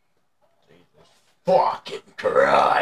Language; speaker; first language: English; native; English